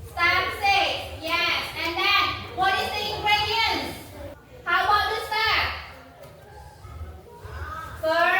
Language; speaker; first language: English; non-native, learner; Indonesian